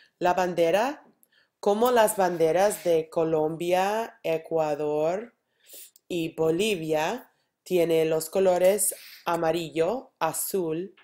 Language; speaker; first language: Spanish; non-native, learner; English